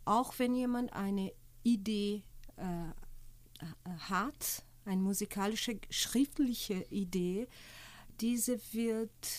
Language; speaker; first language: German; non-native, fluent; Portuguese